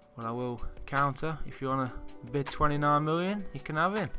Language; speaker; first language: English; native; English